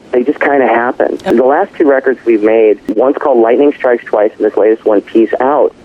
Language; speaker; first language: English; native; English